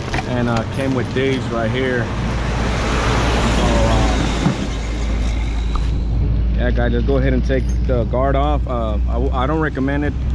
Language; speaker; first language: English; early bilingual, other home language; Spanish